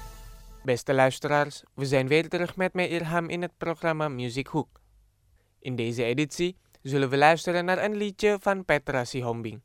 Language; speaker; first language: Dutch; non-native, fluent; Indonesian